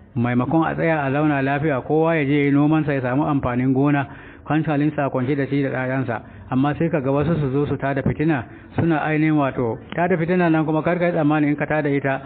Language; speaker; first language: Hausa; non-native, local second language; Fula